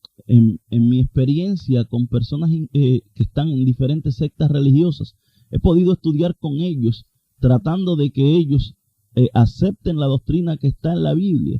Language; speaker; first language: Spanish; native; Spanish